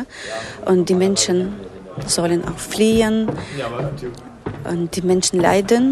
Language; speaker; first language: German; non-native, fluent; Ukrainian